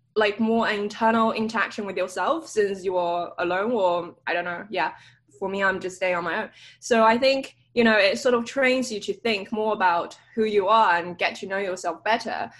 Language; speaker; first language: English; native; English